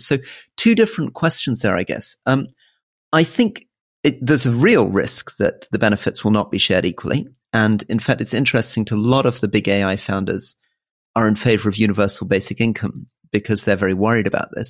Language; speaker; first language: English; native; English